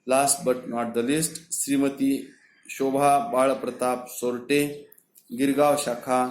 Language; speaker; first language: Hindi; non-native, local second language; Marathi